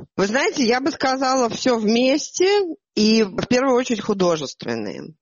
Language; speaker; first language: Russian; native; Russian